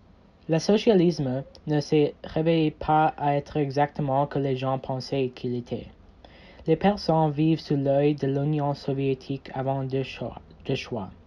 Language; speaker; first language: French; non-native, learner; English